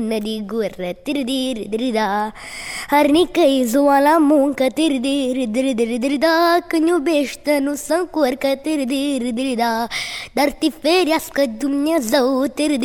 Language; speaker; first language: Romanian; early bilingual, heritage; Romanian